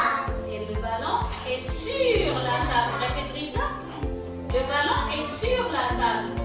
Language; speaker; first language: French; non-native, local second language; Arabic